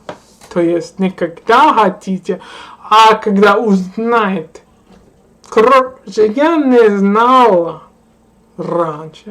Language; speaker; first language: Russian; non-native, learner; English